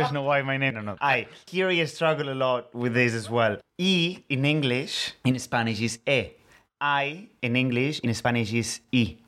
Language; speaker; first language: English; non-native, fluent; Spanish